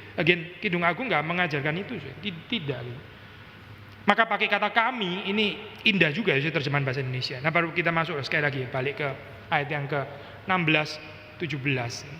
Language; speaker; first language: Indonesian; native; Indonesian